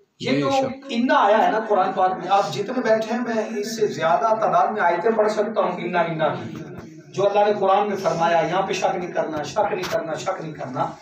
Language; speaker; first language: Urdu; non-native, local second language; Punjabi